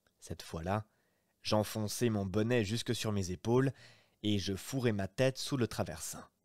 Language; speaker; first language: French; native; French